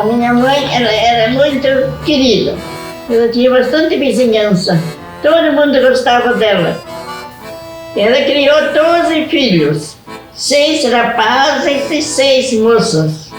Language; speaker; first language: Portuguese; non-native, local second language; German